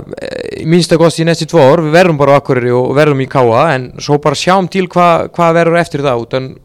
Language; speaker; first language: Icelandic; non-native, fluent; Serbian